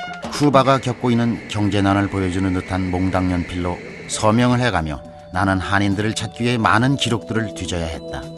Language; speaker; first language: Korean; native; Korean